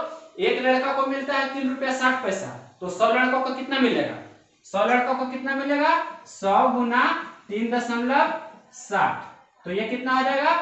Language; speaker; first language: Hindi; native; Hindi